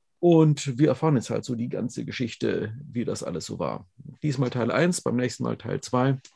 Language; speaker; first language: German; native; German